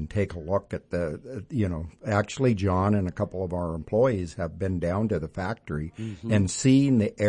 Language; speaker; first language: English; native; English